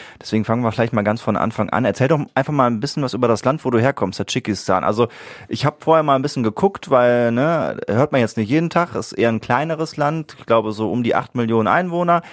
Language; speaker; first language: German; native; German